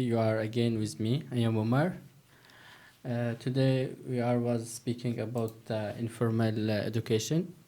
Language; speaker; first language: English; non-native, learner; Turkish